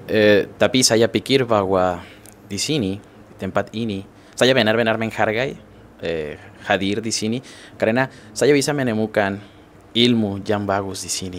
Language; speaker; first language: Indonesian; non-native, fluent; Spanish